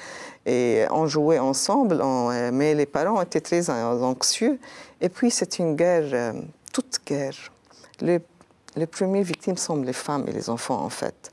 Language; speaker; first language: French; non-native, local second language; Arabic